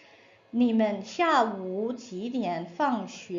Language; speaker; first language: Chinese; non-native, fluent; English